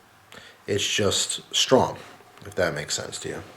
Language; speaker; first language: English; native; English